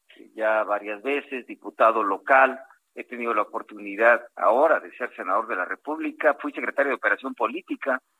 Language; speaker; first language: Spanish; native; Spanish